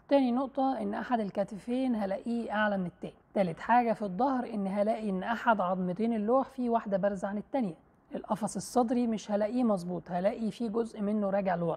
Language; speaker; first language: Arabic; native; Arabic